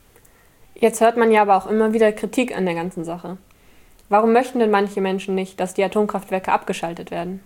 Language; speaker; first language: German; native; German